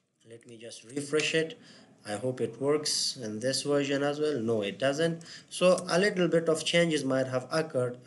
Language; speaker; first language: English; non-native, fluent; Persian